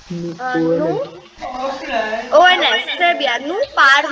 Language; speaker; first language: French; non-native, fluent; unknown